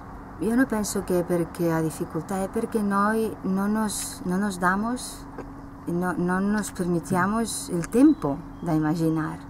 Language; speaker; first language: Italian; non-native, fluent; Spanish